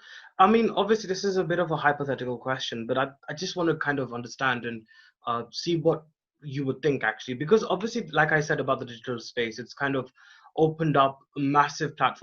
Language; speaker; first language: English; non-native, local second language; Hindi